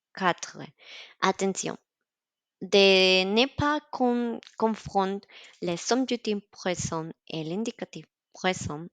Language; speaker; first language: French; non-native, learner; Spanish